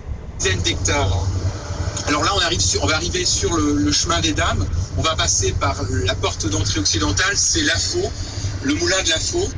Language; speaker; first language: French; native; French